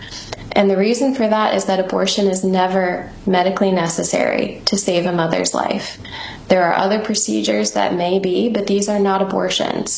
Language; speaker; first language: English; native; English